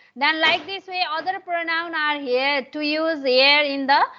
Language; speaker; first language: English; non-native, local second language; Nepali